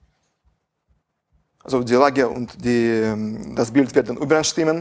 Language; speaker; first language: German; non-native, fluent; Russian